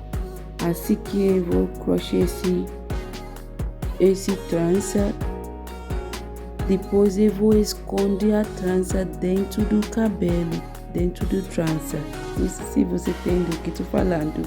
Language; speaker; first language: Portuguese; non-native, learner; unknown